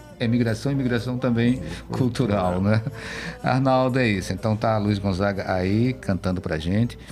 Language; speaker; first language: Portuguese; native; Portuguese